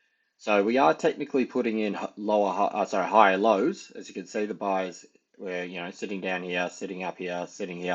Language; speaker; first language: English; native; English